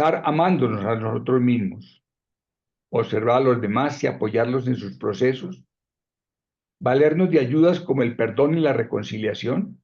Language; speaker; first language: Spanish; native; Spanish